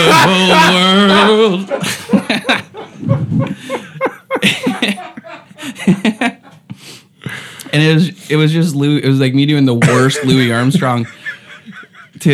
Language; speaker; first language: English; native; English